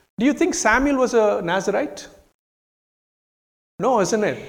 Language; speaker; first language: English; non-native, local second language; Tamil